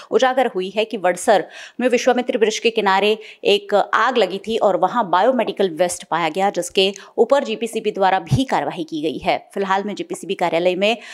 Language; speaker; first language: Hindi; non-native, local second language; Gujarati